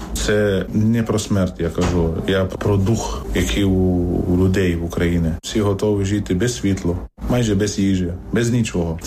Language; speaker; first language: Ukrainian; non-native, fluent; Arabic